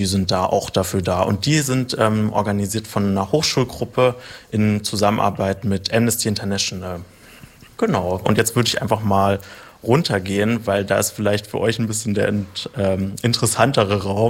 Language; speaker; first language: German; native; German